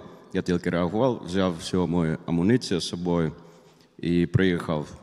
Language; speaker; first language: Ukrainian; non-native, learner; Finnish